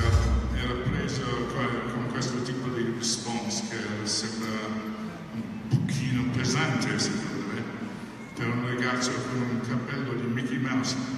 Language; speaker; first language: Italian; non-native, fluent; English